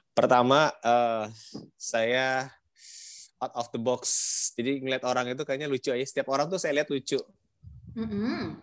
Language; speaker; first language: Indonesian; native; Indonesian